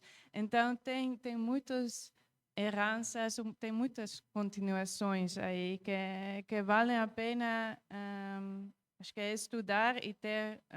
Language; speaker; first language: Portuguese; non-native, fluent; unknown